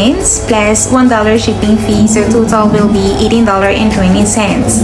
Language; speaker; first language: English; non-native, local second language; Filipino